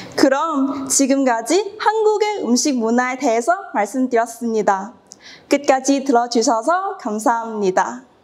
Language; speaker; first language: Korean; non-native, fluent; Cantonese